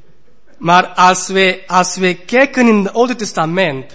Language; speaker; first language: Dutch; non-native, fluent; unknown